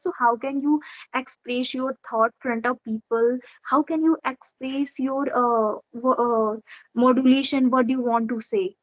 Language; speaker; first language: English; non-native, learner; Odia